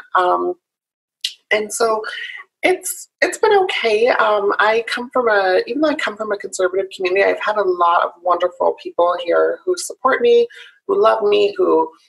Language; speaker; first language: English; native; English